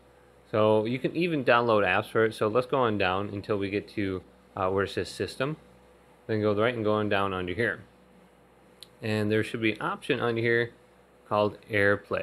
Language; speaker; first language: English; native; English